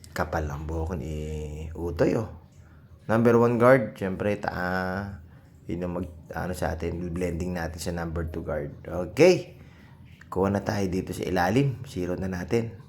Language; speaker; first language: Filipino; native; Filipino